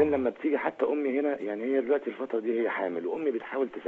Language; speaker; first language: Arabic; native; Arabic